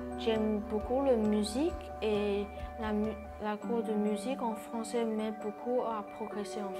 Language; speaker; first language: French; non-native, learner; Chinese